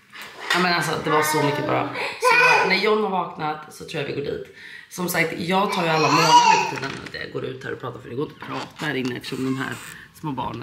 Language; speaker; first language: Swedish; native; Swedish